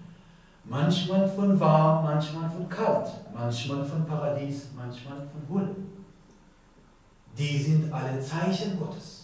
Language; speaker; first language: German; non-native, learner; Persian